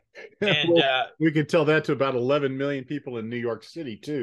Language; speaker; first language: English; native; English